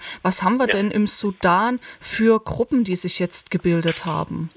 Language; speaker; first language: German; native; German